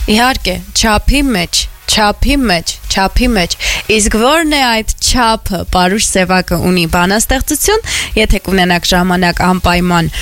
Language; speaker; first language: Armenian; native; Armenian